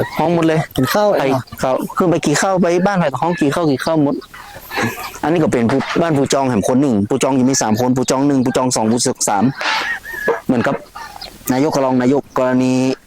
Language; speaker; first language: Thai; non-native, local second language; Lahu